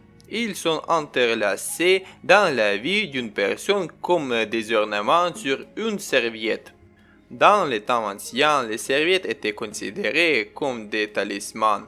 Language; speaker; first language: French; non-native, learner; Ukrainian